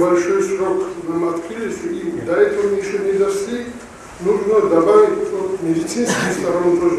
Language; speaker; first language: Russian; non-native, local second language; Avaric